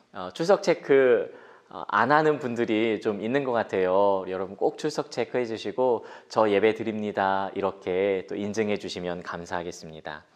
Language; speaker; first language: Korean; native; Korean